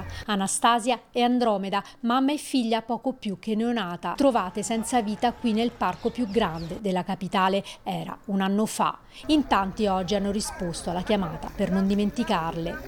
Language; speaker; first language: Italian; native; Italian